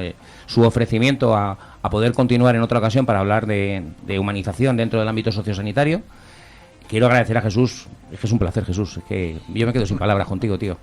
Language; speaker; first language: Spanish; native; Spanish